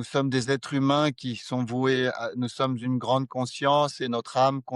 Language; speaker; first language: French; non-native, fluent; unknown